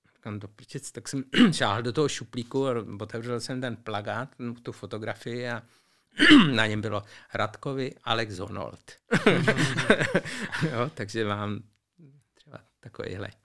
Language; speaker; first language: Czech; native; Czech